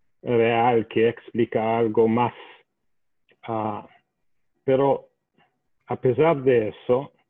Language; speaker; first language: Spanish; non-native, fluent; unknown